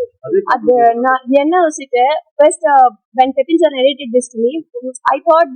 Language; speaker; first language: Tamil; non-native, fluent; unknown